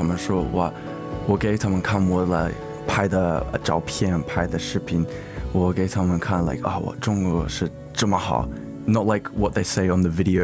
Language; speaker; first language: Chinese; non-native, learner; English